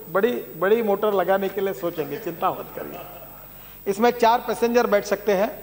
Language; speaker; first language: Hindi; non-native, local second language; Marathi